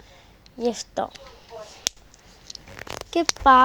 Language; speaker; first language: Greek; native; Greek